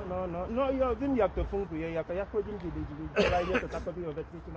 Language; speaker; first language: Czech; non-native, learner; English